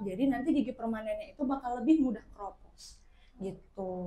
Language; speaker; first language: Indonesian; native; Indonesian